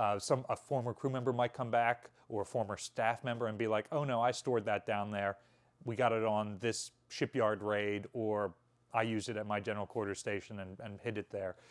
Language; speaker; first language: English; native; English